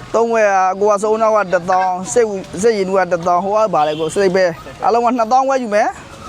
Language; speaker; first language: Burmese; native; Burmese